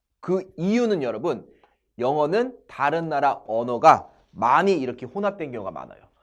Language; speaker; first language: Korean; native; Korean